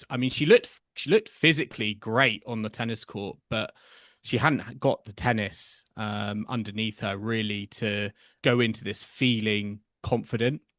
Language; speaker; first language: English; native; English